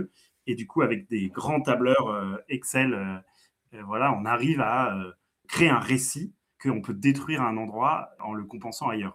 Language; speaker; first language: French; native; French